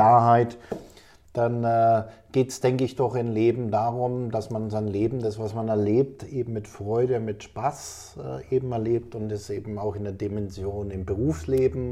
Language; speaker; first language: German; native; German